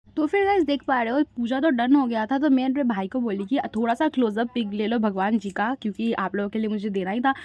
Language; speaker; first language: Hindi; non-native, local second language; Bangla